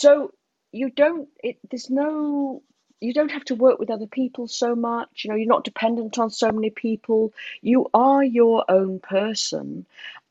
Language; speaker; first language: English; native; English